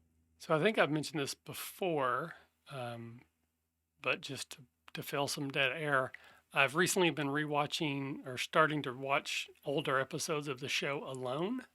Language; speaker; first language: English; native; English